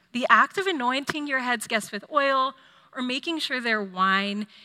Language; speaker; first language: English; native; English